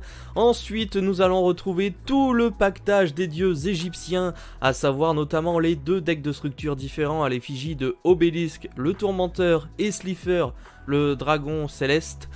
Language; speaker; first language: French; native; French